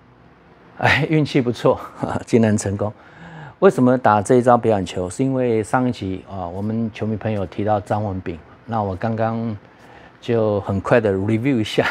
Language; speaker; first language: Chinese; native; Chinese